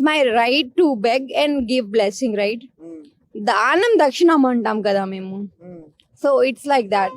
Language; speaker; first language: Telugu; non-native, local second language; Hindi